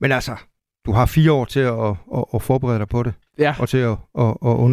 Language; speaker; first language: Danish; native; Danish